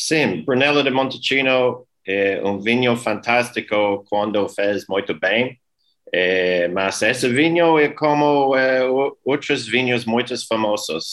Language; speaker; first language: Portuguese; non-native, learner; English